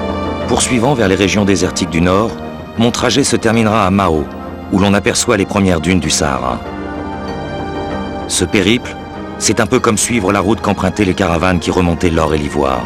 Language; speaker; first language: French; native; French